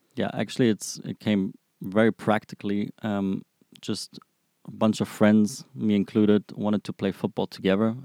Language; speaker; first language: English; non-native, fluent; German